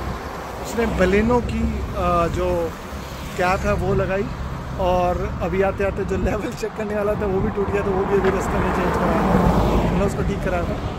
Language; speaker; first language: Hindi; native; Hindi